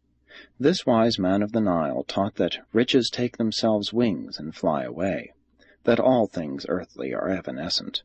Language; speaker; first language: English; native; English